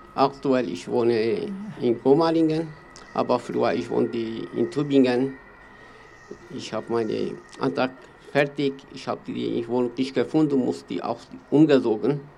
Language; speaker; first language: German; non-native, learner; Kurdish